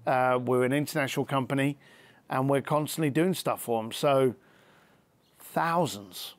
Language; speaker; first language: English; native; English